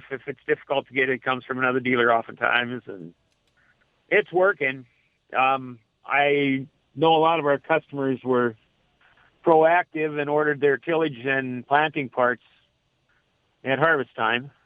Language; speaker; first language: English; native; English